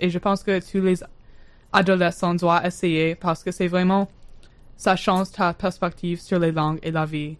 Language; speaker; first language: French; non-native, learner; English